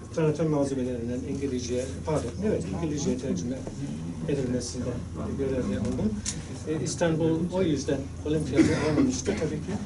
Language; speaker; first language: Turkish; non-native, fluent; English